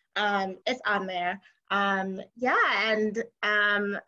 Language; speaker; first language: English; non-native, local second language; Shona